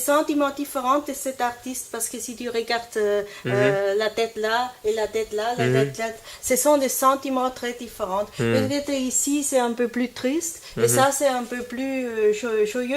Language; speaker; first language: French; non-native, learner; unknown